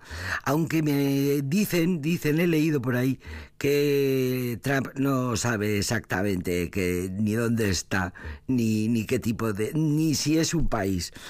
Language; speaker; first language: Spanish; native; Spanish